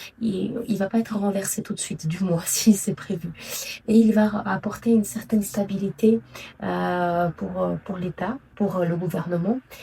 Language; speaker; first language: French; non-native, fluent; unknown